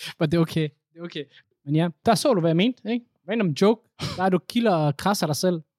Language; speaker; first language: Danish; early bilingual, other home language; Somali